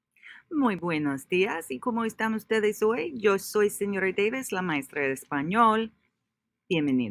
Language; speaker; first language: Spanish; non-native, fluent; English